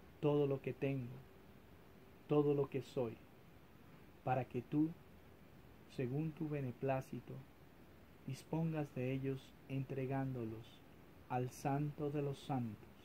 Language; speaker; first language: Spanish; native; Spanish